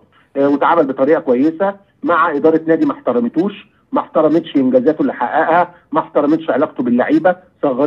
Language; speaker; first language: Arabic; native; Arabic